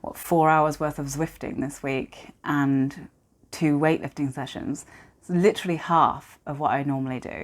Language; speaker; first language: English; native; English